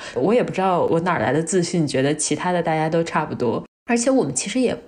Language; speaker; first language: Chinese; native; Chinese